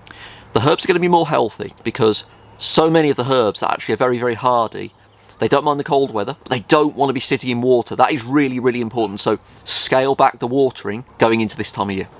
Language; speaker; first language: English; native; English